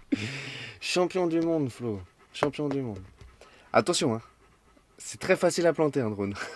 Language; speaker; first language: French; native; French